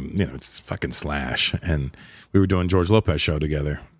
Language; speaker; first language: English; native; English